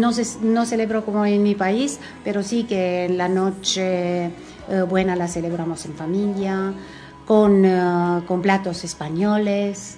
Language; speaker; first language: Spanish; non-native, fluent; Romanian